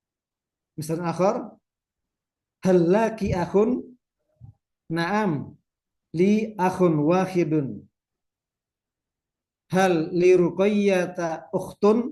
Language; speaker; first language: Arabic; non-native, fluent; Indonesian